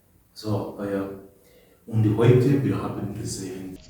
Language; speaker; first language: German; non-native, learner; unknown